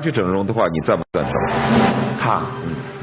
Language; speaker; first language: Chinese; native; Chinese